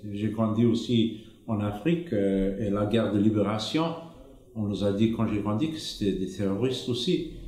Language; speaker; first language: French; non-native, fluent; English